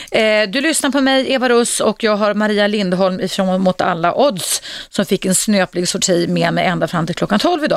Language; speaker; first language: Swedish; native; Swedish